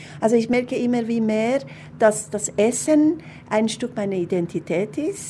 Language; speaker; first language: German; non-native, fluent; Persian